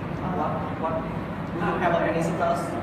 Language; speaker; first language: English; non-native, learner; Vietnamese